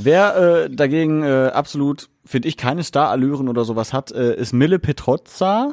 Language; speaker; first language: German; native; German